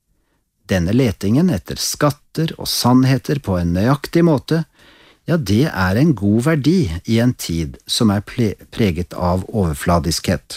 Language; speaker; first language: Norwegian; native; Norwegian